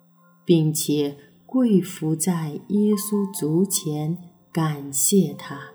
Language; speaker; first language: Chinese; native; Chinese